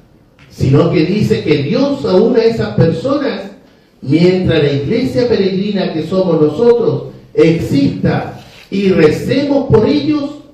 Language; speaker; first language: Spanish; native; Spanish